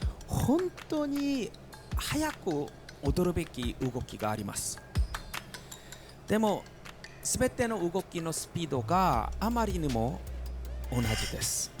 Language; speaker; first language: Japanese; non-native, learner; Korean